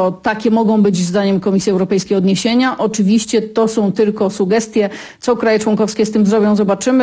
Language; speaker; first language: Polish; native; Polish